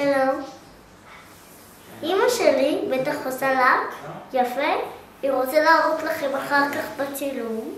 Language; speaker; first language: Hebrew; early bilingual, other home language; Russian